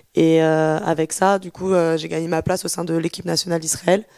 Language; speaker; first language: French; native; French